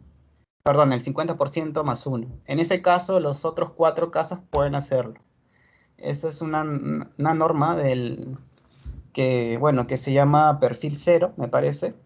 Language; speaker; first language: Spanish; native; Spanish